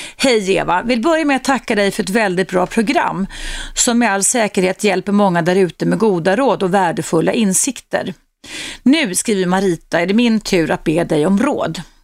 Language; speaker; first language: Swedish; native; Swedish